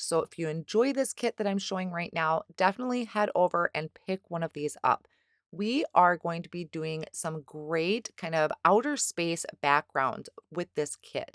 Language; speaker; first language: English; native; English